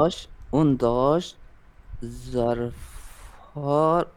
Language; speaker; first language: Persian; non-native, learner; Urdu